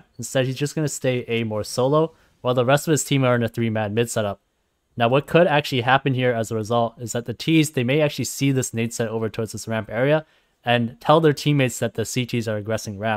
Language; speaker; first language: English; native; English